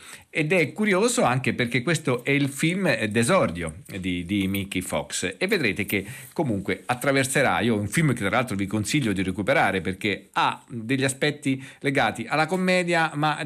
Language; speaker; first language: Italian; native; Italian